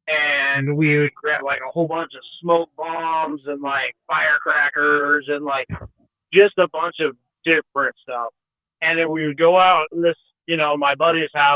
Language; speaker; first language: English; native; English